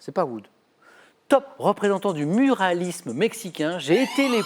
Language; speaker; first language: French; native; French